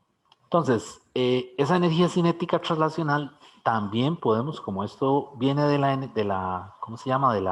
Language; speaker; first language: Spanish; native; Spanish